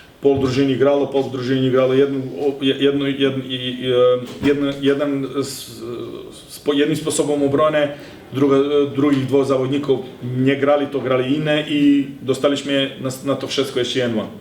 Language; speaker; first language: Polish; non-native, learner; Serbian